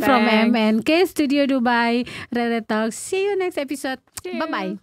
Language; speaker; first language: English; non-native, learner; Indonesian